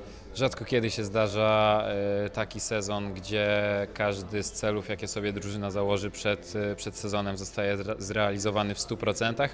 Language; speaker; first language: Polish; native; Polish